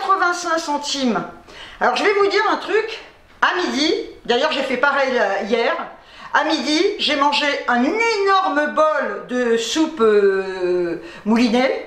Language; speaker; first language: French; native; French